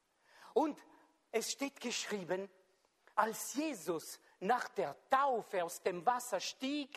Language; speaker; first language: German; non-native, fluent; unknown